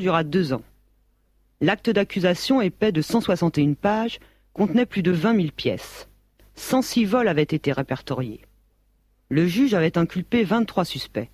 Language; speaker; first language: French; native; French